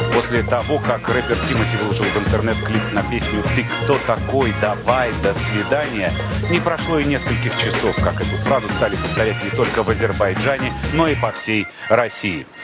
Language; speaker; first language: Russian; native; Russian